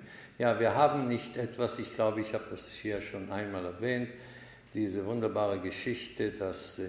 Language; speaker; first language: German; non-native, fluent; Hebrew